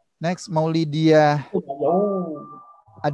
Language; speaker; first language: English; non-native, learner; Indonesian